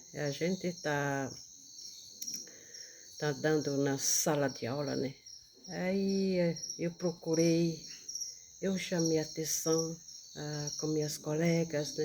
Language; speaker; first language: Portuguese; non-native, local second language; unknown